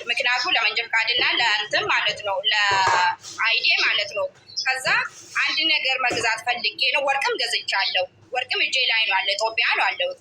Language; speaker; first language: Amharic; non-native, local second language; Oromo